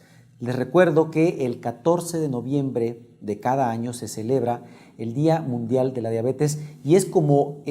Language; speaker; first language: Spanish; native; Spanish